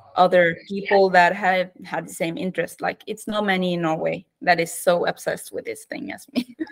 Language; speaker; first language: English; non-native, fluent; Norwegian